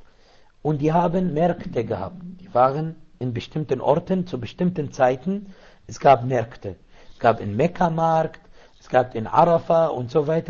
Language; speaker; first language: German; non-native, fluent; Arabic